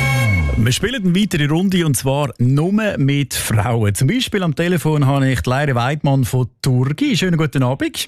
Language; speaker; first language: German; native; German